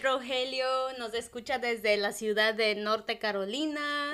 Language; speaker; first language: Spanish; non-native, local second language; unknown